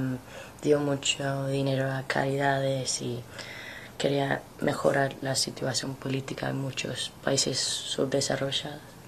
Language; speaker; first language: Spanish; non-native, fluent; English